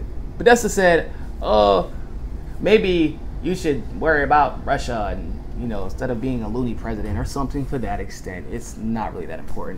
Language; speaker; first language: English; native; English